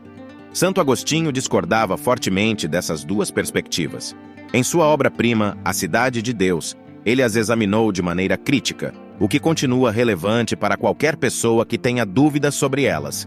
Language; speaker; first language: Portuguese; native; Portuguese